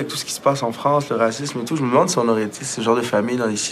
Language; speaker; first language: French; early bilingual, other home language; Arabic